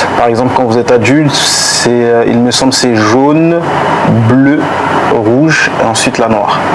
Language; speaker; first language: French; early bilingual, other home language; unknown